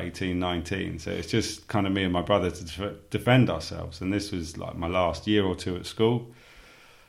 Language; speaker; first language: English; native; English